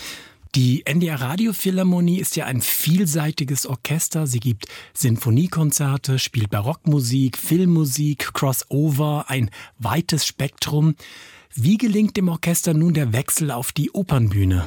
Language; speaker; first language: German; native; German